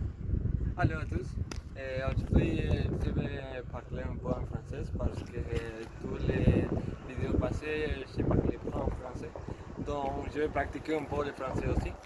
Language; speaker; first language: French; non-native, learner; Spanish